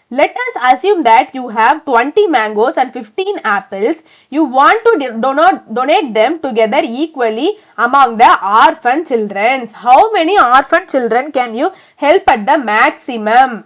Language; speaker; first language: English; non-native, local second language; Tamil